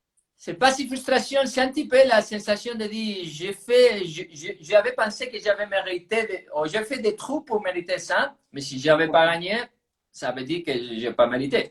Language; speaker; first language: French; non-native, fluent; Spanish